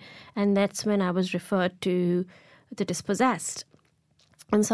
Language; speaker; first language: English; non-native, local second language; Gujarati